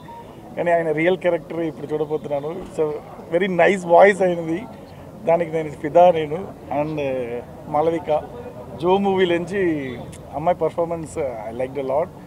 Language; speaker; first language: Telugu; non-native, fluent; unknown